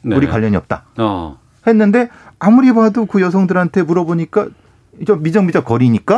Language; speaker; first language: Korean; native; Korean